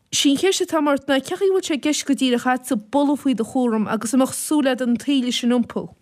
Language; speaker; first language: Irish; native; Irish